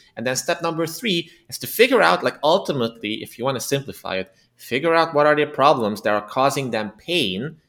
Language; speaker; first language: English; non-native, fluent; Romanian